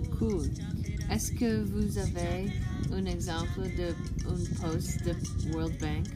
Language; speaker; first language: French; non-native, learner; English